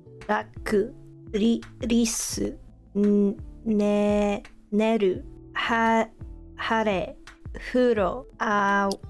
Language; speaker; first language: Japanese; non-native, learner; English